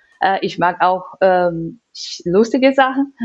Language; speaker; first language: German; non-native, learner; Portuguese